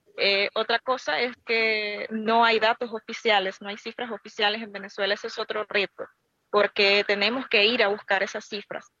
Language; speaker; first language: Spanish; native; Spanish